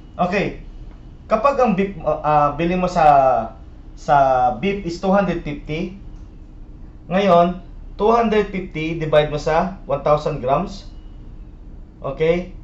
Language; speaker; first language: Filipino; non-native, local second language; Cebuano